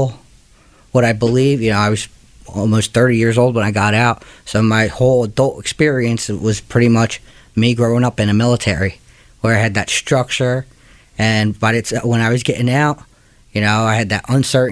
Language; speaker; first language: English; native; English